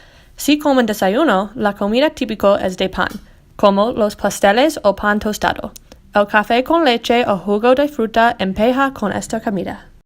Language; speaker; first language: Spanish; non-native, learner; English